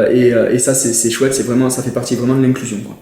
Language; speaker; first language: French; native; French